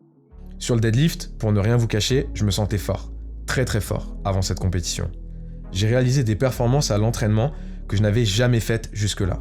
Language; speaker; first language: French; native; French